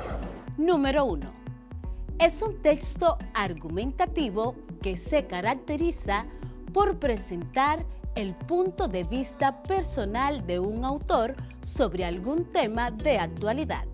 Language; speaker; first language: Spanish; native; Spanish